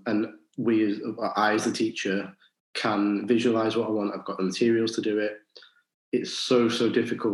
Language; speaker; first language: English; native; English